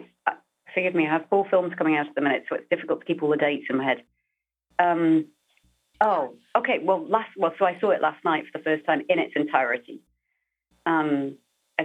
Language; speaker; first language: English; native; English